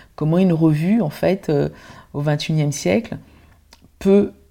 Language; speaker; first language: French; early bilingual, other home language; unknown